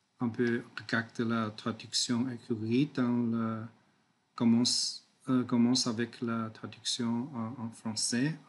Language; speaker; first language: French; non-native, learner; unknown